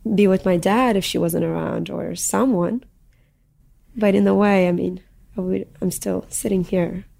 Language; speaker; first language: English; early bilingual, other home language; Russian